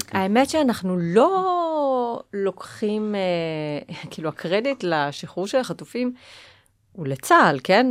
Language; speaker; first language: Hebrew; native; Hebrew